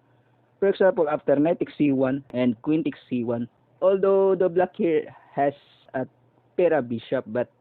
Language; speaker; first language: English; non-native, local second language; Filipino